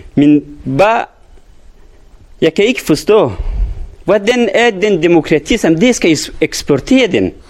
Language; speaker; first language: Danish; non-native, learner; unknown